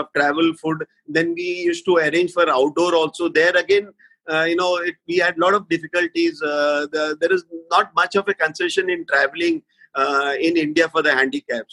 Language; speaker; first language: English; non-native, local second language; Marathi